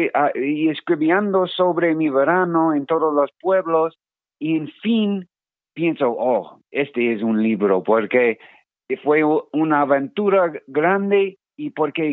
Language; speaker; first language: Spanish; non-native, learner; English